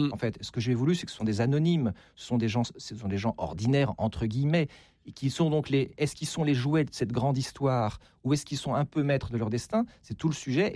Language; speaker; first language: French; native; French